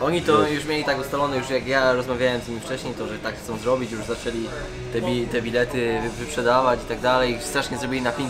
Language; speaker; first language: Polish; native; Polish